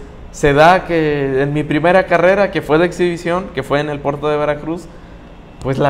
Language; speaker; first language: Spanish; native; Spanish